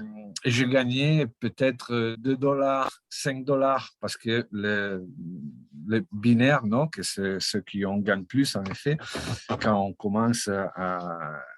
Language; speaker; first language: French; non-native, fluent; Portuguese